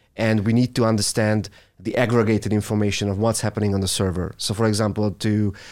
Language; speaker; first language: English; non-native, fluent; Hungarian